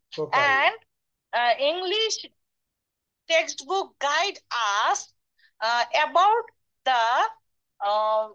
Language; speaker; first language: English; non-native, learner; Bangla